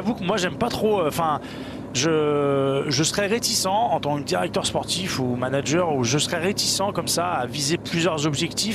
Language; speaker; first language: French; native; French